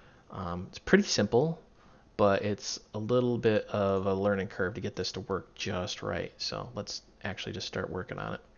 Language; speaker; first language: English; native; English